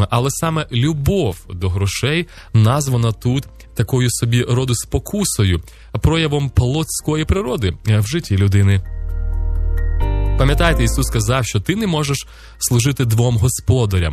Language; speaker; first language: Ukrainian; native; Ukrainian